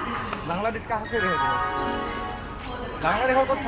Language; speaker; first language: Hindi; non-native, local second language; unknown